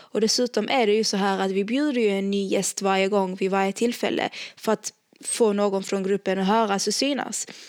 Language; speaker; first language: Swedish; early bilingual, other home language; Arabic